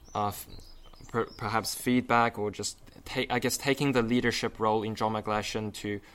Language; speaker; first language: English; non-native, fluent; Chinese